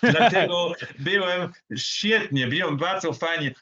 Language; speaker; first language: Polish; non-native, learner; German